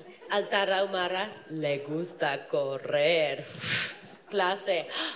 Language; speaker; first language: Spanish; non-native, fluent; English